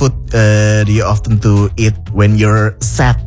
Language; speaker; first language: English; non-native, learner; Indonesian